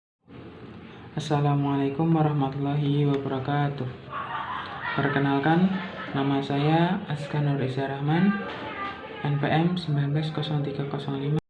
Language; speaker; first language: Indonesian; native; Indonesian